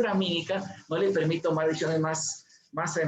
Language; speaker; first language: Spanish; native; Spanish